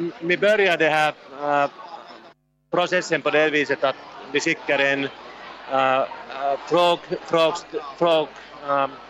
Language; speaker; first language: Swedish; non-native, local second language; Finnish